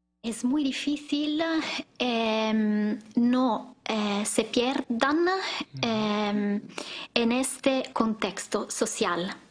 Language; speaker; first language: Spanish; non-native, learner; Italian